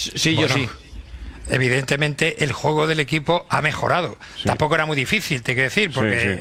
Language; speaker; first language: Spanish; native; Spanish